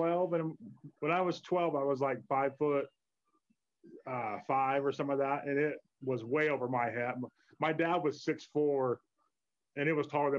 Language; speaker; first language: English; native; English